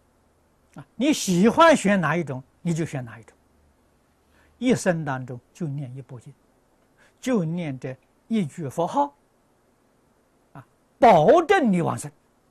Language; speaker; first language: Chinese; native; Chinese